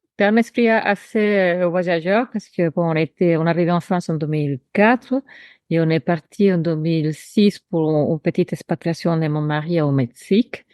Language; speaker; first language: French; non-native, fluent; Spanish